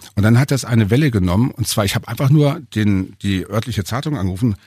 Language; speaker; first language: German; native; German